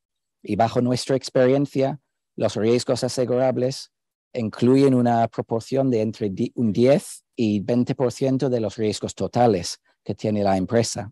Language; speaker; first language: Spanish; non-native, fluent; English